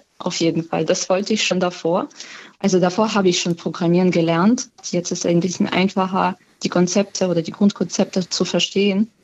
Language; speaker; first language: German; non-native, fluent; Ukrainian